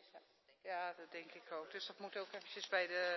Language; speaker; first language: Dutch; native; Dutch